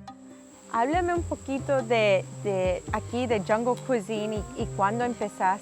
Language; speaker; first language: Spanish; early bilingual, heritage; Spanish